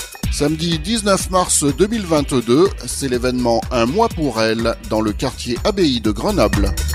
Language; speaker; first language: French; native; French